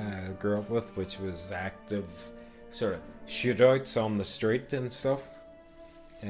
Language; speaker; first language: English; native; English